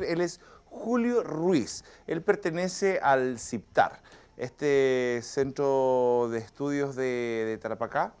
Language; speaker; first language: Spanish; native; Spanish